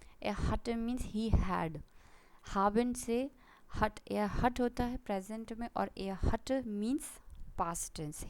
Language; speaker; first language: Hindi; native; Hindi